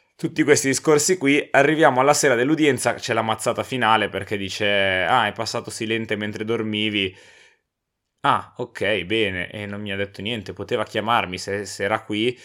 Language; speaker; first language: Italian; native; Italian